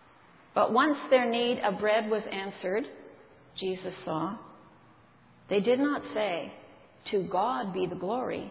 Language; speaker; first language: English; native; English